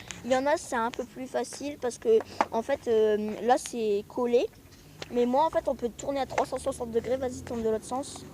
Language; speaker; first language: French; native; French